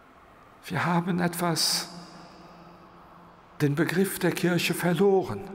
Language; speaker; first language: German; non-native, local second language; Luxembourgish